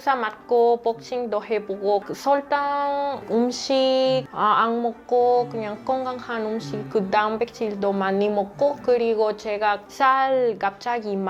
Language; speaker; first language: Korean; non-native, learner; Spanish